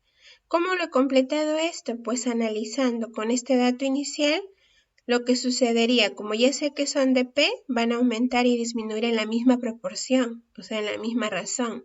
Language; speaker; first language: Spanish; native; Spanish